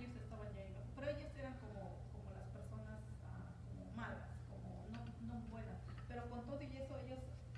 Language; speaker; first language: Spanish; early bilingual, heritage; Spanish